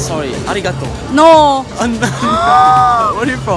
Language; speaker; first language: English; non-native, learner; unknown